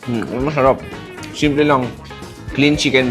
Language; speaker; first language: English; non-native, local second language; Filipino